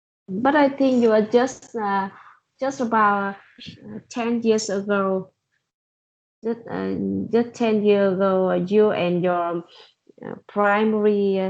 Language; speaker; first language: English; non-native, learner; Vietnamese